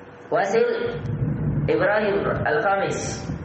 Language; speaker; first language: Arabic; non-native, fluent; Indonesian